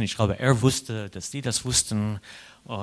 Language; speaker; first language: German; non-native, fluent; English